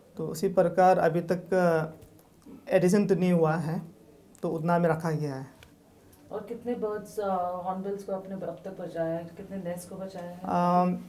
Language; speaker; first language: Hindi; non-native, local second language; Nyishi